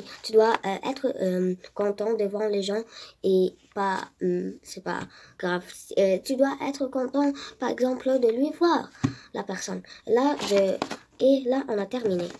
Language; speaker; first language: French; non-native, learner; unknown